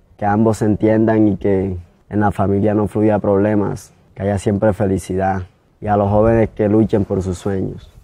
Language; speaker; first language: Spanish; native; Spanish